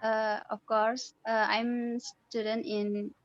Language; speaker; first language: English; non-native, learner; Indonesian